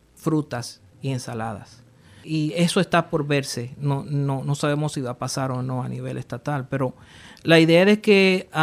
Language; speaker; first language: Spanish; early bilingual, heritage; Spanish